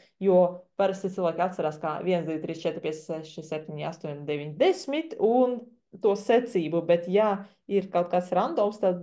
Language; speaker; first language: Latvian; non-native, fluent; Chinese